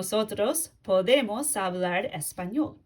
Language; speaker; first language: Spanish; non-native, fluent; English